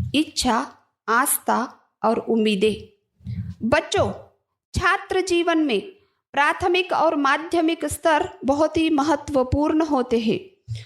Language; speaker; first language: Hindi; non-native, local second language; Kannada